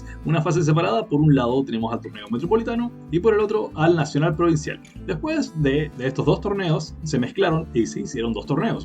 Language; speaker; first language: Spanish; native; Spanish